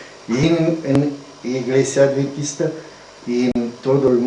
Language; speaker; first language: Spanish; non-native, learner; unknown